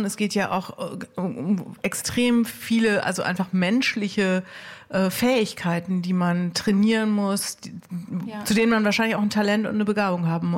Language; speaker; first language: German; native; German